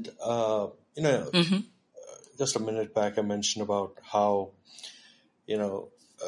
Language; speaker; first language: English; non-native, local second language; Marathi